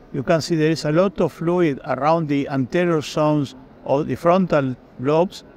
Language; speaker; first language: English; non-native, fluent; Spanish